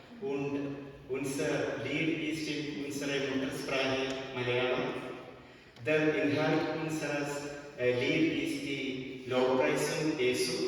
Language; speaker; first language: German; non-native, learner; Malayalam